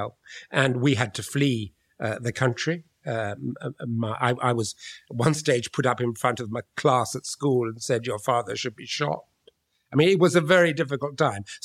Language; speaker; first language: English; native; English